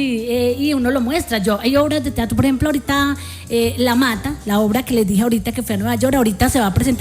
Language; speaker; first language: Spanish; native; Spanish